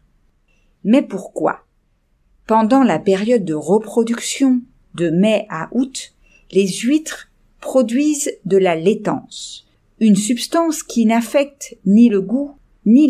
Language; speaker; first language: French; native; French